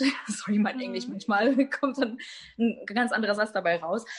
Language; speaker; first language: German; native; German